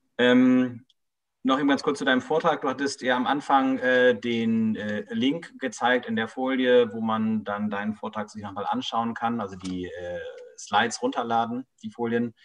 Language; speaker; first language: German; native; German